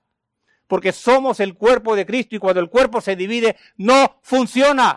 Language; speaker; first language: Spanish; native; Spanish